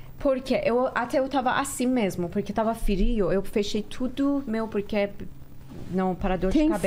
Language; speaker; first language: Portuguese; non-native, learner; Persian